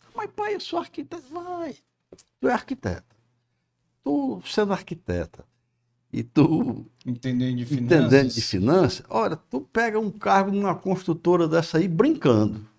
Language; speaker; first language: Portuguese; native; Portuguese